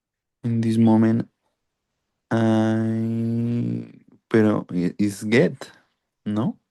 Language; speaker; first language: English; non-native, learner; Spanish